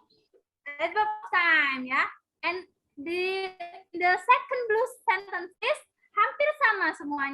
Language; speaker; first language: English; non-native, learner; Indonesian